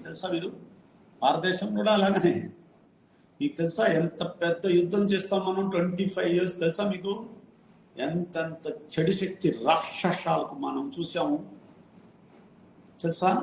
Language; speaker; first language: Telugu; non-native, fluent; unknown